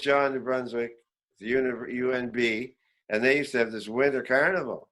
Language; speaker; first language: English; native; English